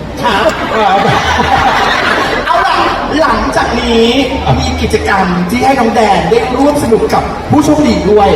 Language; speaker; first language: Thai; native; Thai